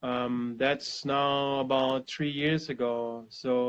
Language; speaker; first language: English; non-native, fluent; German